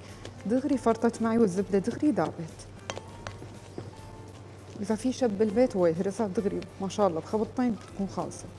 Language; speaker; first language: Arabic; native; Arabic